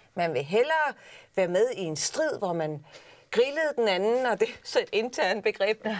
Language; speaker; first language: Danish; native; Danish